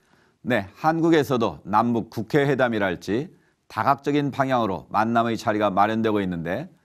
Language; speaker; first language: Korean; native; Korean